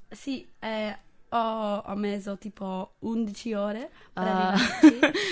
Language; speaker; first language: Italian; non-native, fluent; English